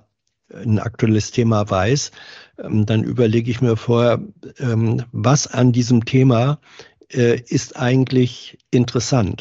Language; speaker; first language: German; native; German